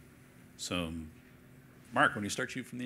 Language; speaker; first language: English; native; English